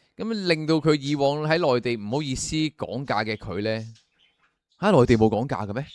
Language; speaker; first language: Cantonese; native; Cantonese